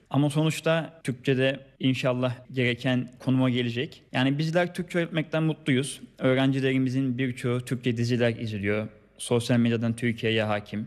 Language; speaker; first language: Turkish; native; Turkish